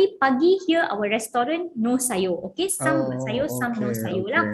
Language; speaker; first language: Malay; non-native, local second language; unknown